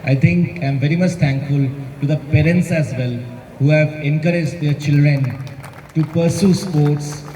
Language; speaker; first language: English; non-native, local second language; Bangla